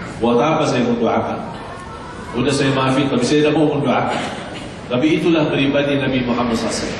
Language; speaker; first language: Malay; non-native, fluent; Arabic